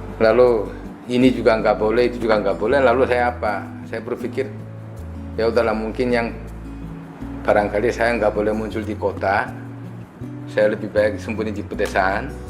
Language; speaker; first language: Indonesian; non-native, fluent; Korean